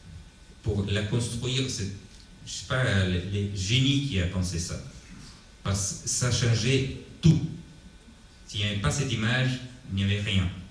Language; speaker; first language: French; non-native, fluent; Italian